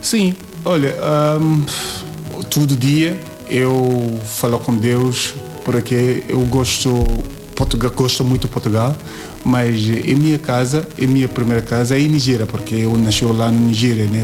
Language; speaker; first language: Portuguese; non-native, learner; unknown